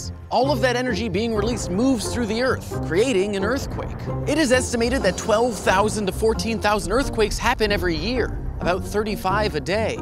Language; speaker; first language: English; native; English